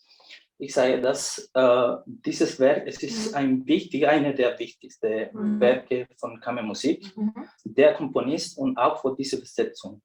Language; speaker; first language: German; non-native, fluent; Spanish